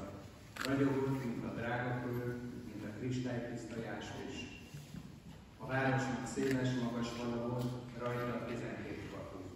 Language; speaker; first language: Hungarian; native; Hungarian